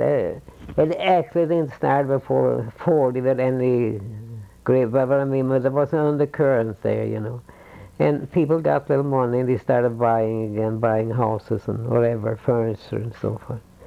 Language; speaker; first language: English; non-native, fluent; Swedish